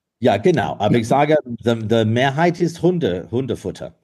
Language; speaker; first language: German; non-native, fluent; English